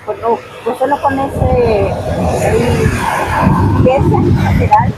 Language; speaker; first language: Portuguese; non-native, learner; Spanish